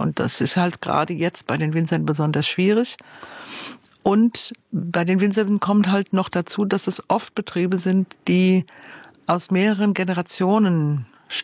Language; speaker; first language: German; native; German